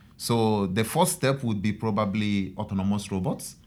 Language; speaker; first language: English; non-native, local second language; Igbo